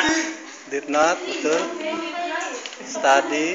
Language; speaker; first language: English; non-native, fluent; Indonesian